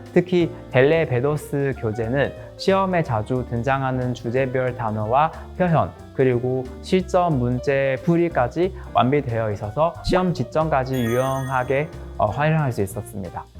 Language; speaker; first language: Korean; non-native, fluent; Chinese